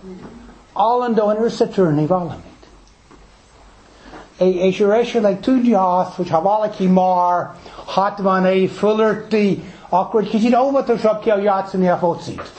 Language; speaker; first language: Hungarian; non-native, fluent; English